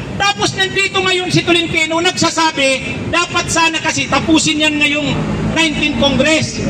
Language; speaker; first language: Filipino; non-native, local second language; Bikol